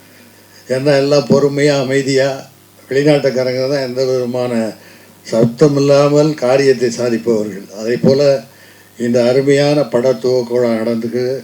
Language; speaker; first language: Tamil; native; Tamil